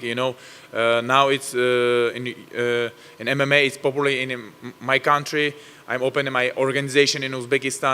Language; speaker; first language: English; non-native, learner; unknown